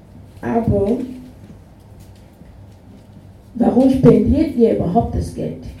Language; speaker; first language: German; non-native, fluent; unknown